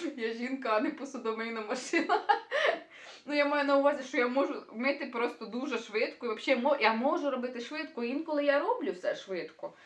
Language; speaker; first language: Ukrainian; native; Ukrainian